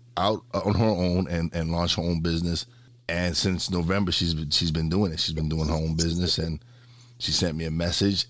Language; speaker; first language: English; native; English